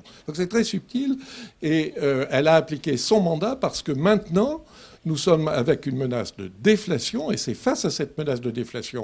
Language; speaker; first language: French; native; French